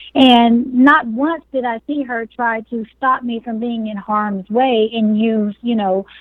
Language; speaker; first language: English; native; English